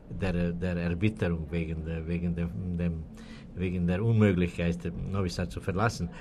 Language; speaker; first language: German; non-native, fluent; Serbian